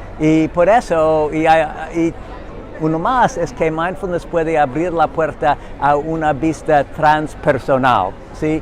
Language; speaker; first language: Spanish; non-native, learner; English